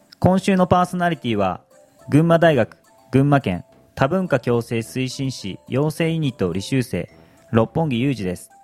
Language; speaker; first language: Japanese; native; Japanese